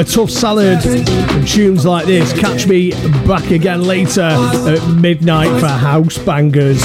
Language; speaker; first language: English; native; English